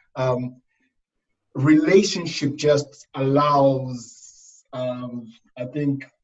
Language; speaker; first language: English; non-native, local second language; Shona